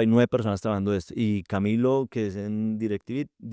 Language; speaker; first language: Spanish; native; Spanish